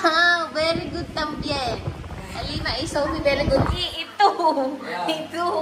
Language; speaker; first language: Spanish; non-native, learner; Filipino